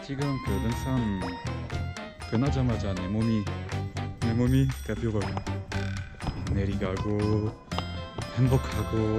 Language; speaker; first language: Korean; non-native, learner; French